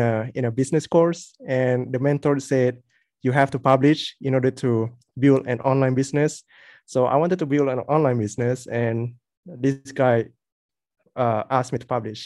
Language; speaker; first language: English; non-native, local second language; Malay